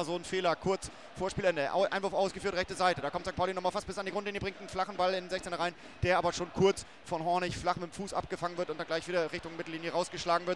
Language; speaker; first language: German; native; German